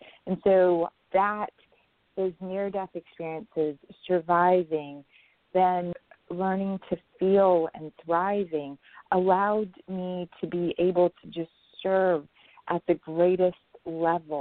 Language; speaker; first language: English; non-native, local second language; Urdu